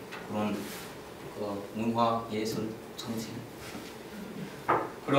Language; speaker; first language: Korean; non-native, learner; English